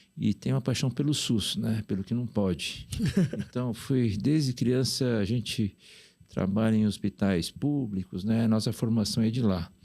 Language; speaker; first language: Portuguese; early bilingual, other home language; Korean